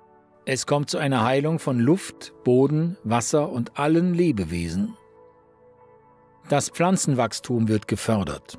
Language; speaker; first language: German; native; German